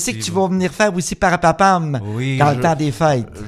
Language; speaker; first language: French; native; French